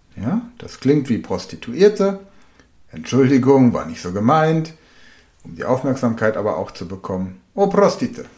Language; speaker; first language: German; native; German